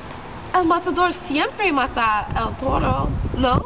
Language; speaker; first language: Spanish; non-native, learner; English